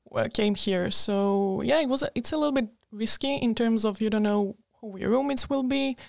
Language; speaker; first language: English; non-native, fluent; Greek